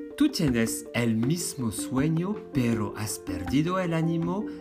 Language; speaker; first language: Spanish; non-native, fluent; French